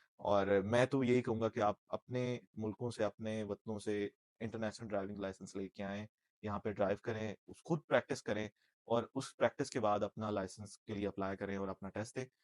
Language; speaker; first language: Urdu; non-native, local second language; Punjabi